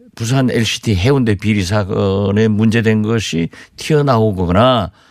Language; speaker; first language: Korean; native; Korean